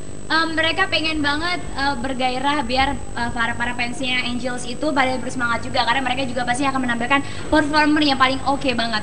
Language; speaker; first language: Indonesian; non-native, local second language; Javanese